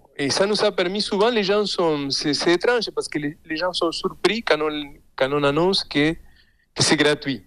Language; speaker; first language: French; non-native, fluent; Spanish